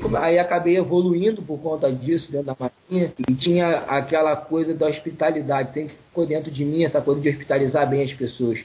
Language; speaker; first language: Portuguese; native; Portuguese